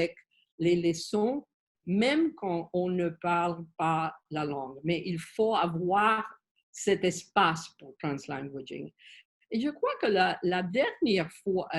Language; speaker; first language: French; non-native, learner; Spanish